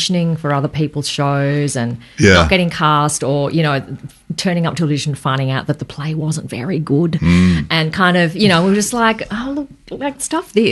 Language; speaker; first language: English; native; English